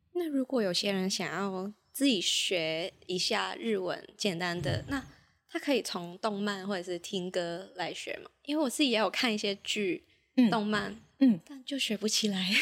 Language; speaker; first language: Chinese; non-native, local second language; Cantonese